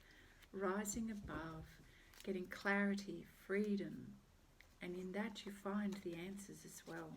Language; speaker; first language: English; native; English